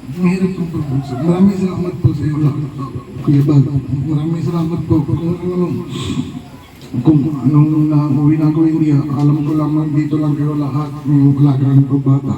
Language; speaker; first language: Filipino; non-native, learner; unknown